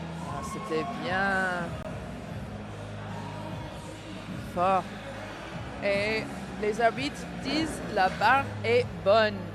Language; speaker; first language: French; non-native, learner; English